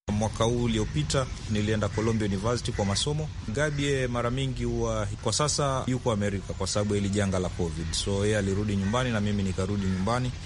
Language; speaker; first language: Swahili; native; Swahili